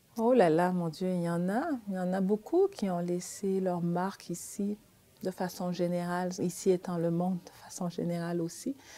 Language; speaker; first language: French; early bilingual, other home language; Haitian Creole